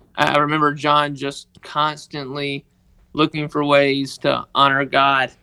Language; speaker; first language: English; native; English